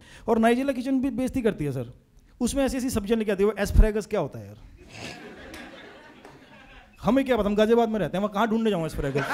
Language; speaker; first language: Hindi; native; Hindi